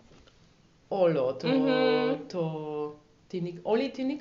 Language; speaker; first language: Greek; non-native, learner; German